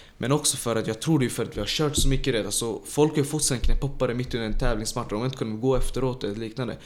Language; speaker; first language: Swedish; early bilingual, other home language; Tajik